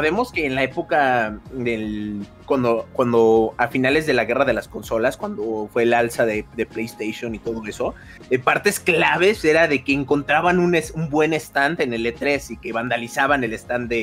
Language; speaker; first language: Spanish; native; Spanish